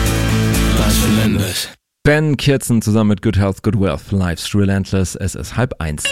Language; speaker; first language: German; native; German